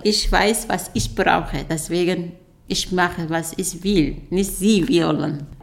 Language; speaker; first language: German; non-native, learner; Arabic